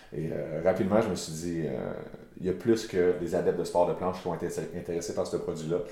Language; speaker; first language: French; native; French